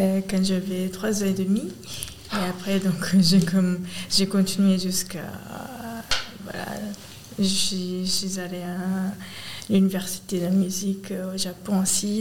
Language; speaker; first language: French; non-native, fluent; Japanese